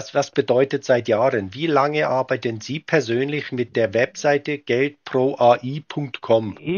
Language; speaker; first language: German; native; German